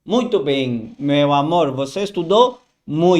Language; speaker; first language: Portuguese; non-native, fluent; Spanish